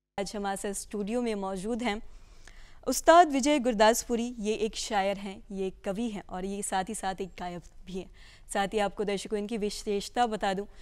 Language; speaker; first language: Hindi; native; Hindi